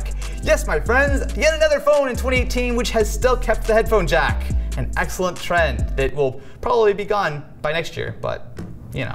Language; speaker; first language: English; native; English